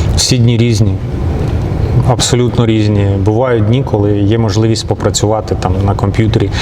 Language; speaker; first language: Ukrainian; non-native, local second language; Russian